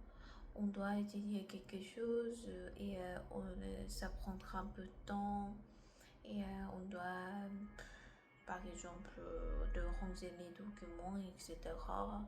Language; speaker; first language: French; non-native, learner; Korean